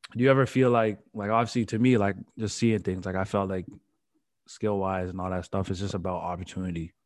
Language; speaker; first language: English; native; English